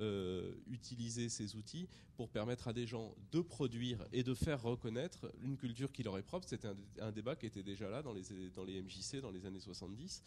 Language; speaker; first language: French; native; French